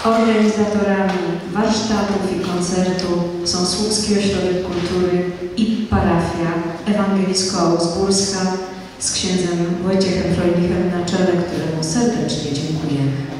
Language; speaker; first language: Polish; native; Polish